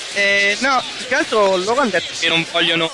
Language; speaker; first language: Italian; native; Italian